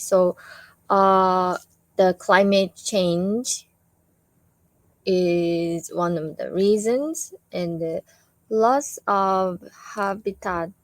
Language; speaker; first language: English; non-native, learner; Japanese